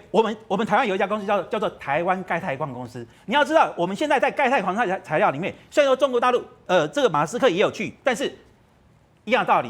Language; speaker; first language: Chinese; native; Chinese